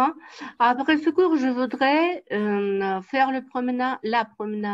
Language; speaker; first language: French; non-native, learner; Russian